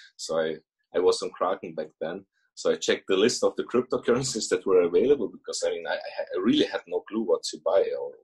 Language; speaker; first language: English; early bilingual, other home language; Russian